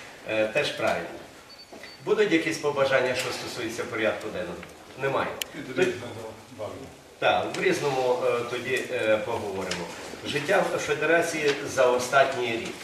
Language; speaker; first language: Ukrainian; native; Ukrainian